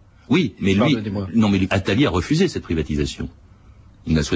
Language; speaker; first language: French; native; French